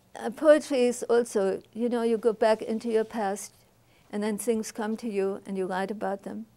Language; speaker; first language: English; non-native, fluent; German